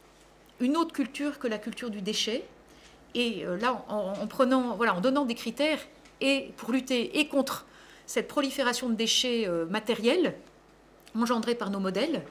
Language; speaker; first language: French; native; French